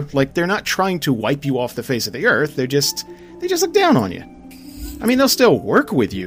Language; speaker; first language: English; native; English